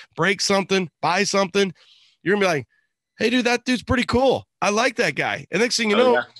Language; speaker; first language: English; native; English